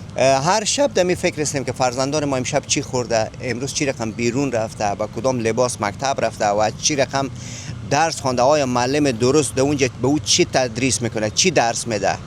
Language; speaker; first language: Persian; native; Persian